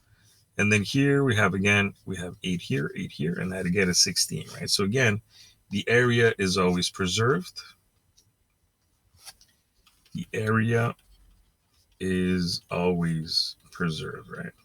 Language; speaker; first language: English; native; English